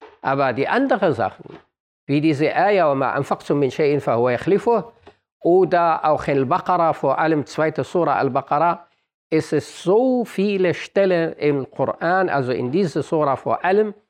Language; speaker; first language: German; non-native, fluent; Arabic